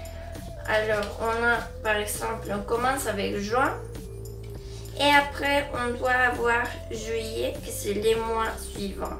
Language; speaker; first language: French; non-native, fluent; Spanish